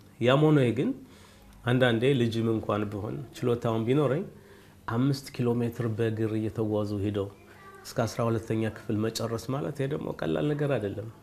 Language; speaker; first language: Amharic; native; Amharic